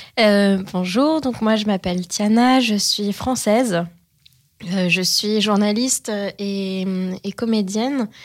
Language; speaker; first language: French; native; French